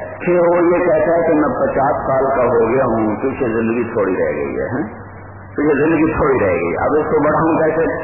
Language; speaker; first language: Urdu; non-native, local second language; Punjabi